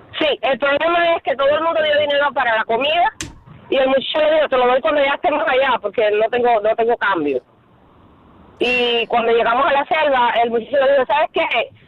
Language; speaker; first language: Spanish; native; Spanish